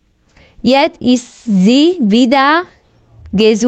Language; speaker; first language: German; non-native, fluent; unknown